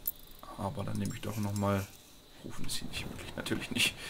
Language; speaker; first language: German; native; German